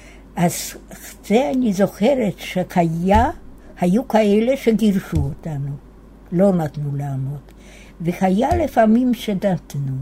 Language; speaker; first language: Hebrew; non-native, fluent; Yiddish